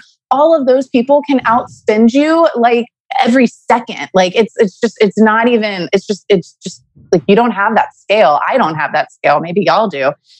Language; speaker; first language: English; native; English